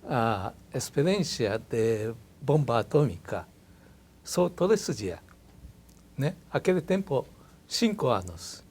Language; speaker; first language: Portuguese; non-native, learner; Japanese